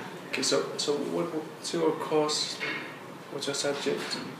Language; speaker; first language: English; non-native, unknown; Chinese